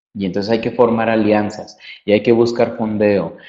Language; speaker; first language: Spanish; native; Spanish